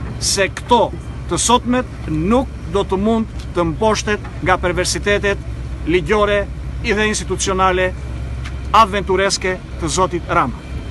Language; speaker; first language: Albanian; non-native, local second language; Greek